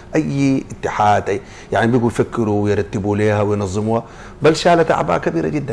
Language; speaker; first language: Arabic; native; Arabic